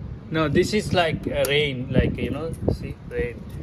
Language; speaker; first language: English; non-native, local second language; Bangla